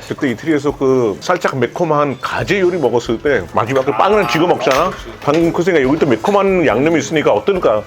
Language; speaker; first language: Korean; non-native, fluent; Italian